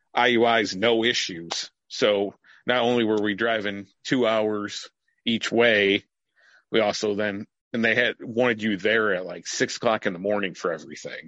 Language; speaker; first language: English; native; English